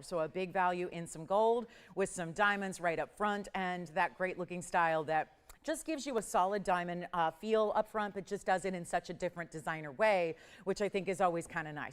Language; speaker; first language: English; native; English